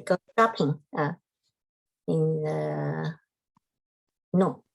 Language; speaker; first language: English; non-native, learner; Chinese